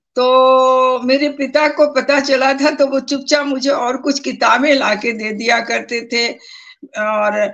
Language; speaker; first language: Hindi; native; Hindi